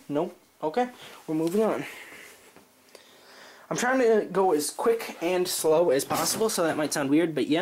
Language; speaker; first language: English; native; English